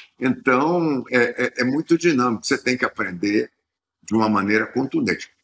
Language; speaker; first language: Portuguese; native; Portuguese